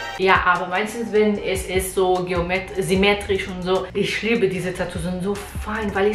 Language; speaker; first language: German; non-native, learner; Portuguese